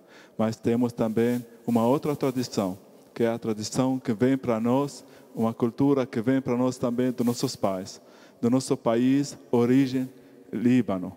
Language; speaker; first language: Portuguese; non-native, fluent; Arabic